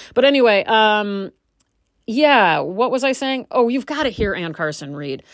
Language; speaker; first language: English; native; English